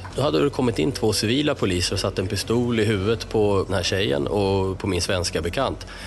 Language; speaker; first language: Swedish; native; Swedish